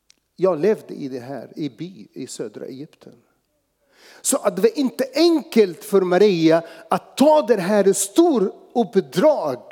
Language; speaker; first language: Swedish; non-native, fluent; Arabic